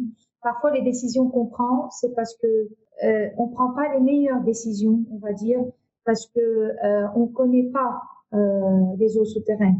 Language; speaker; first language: French; non-native, local second language; Arabic